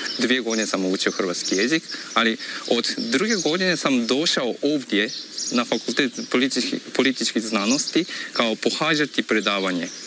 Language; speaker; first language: Croatian; non-native, fluent; Japanese